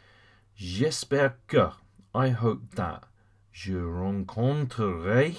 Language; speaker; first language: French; non-native, fluent; English